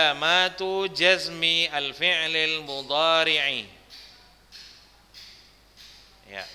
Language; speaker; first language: Arabic; non-native, fluent; Indonesian